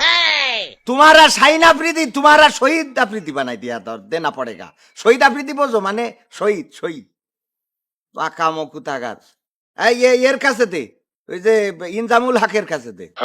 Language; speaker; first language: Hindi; non-native, learner; Bangla